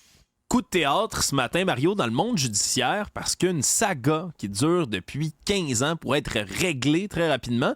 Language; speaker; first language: French; native; French